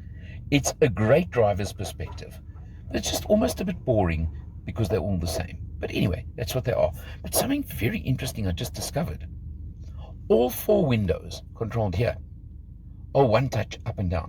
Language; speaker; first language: English; native; English